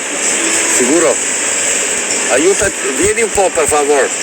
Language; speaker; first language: Italian; non-native, fluent; Albanian